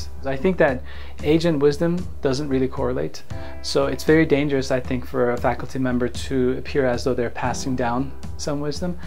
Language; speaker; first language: English; non-native, fluent; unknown